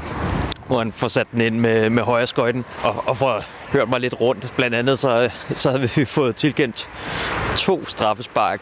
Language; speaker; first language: Danish; native; Danish